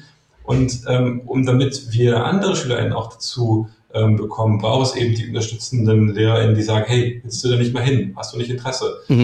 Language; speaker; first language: German; native; German